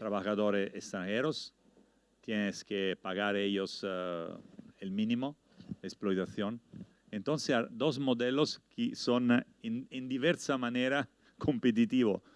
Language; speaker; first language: Spanish; non-native, learner; Italian